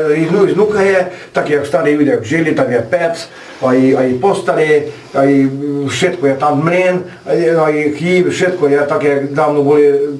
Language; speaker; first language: Ukrainian; early bilingual, heritage; Hungarian